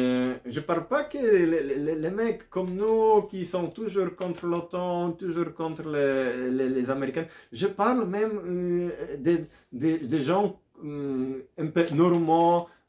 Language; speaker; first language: French; non-native, learner; Polish